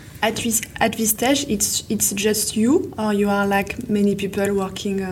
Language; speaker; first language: English; non-native, fluent; French